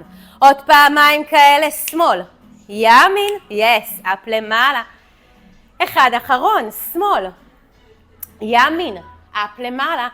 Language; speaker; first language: Hebrew; native; Hebrew